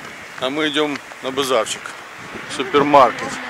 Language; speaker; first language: Russian; native; Russian